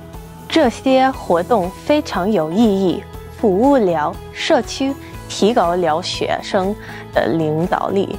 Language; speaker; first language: Chinese; non-native, fluent; English